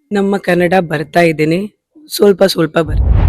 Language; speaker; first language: Kannada; non-native, local second language; Hindi